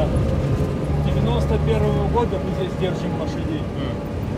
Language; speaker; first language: Russian; native; Russian